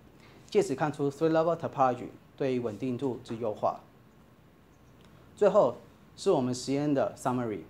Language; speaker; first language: Chinese; native; Chinese